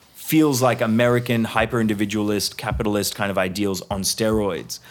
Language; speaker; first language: English; early bilingual, other home language; Sindhi